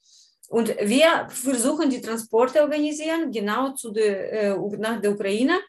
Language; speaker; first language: German; non-native, learner; Ukrainian